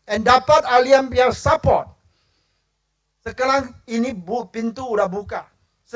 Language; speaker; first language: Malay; non-native, local second language; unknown